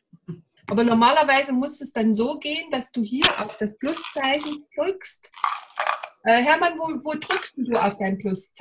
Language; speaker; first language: German; native; German